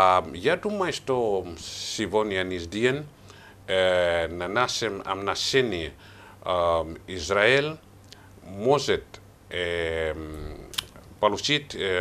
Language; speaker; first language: Russian; non-native, learner; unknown